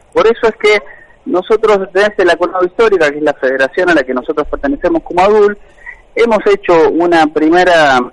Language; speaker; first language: Spanish; native; Spanish